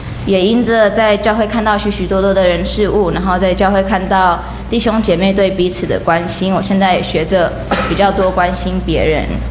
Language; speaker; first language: Chinese; early bilingual, heritage; Chinese